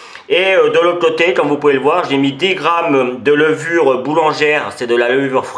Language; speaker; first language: French; native; French